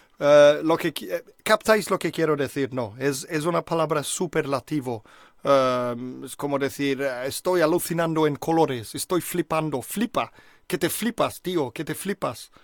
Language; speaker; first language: Spanish; non-native, fluent; English